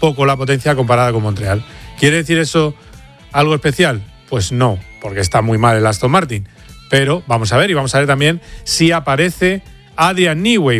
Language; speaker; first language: Spanish; native; Spanish